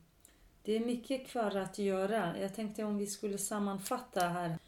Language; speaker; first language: Swedish; non-native, local second language; Kurdish